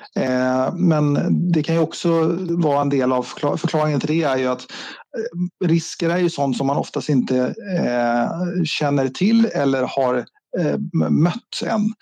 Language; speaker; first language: Swedish; native; Swedish